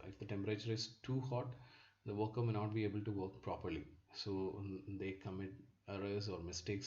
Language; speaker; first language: English; non-native, local second language; Malayalam